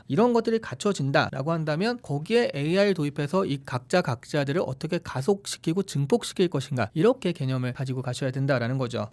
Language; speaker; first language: Korean; native; Korean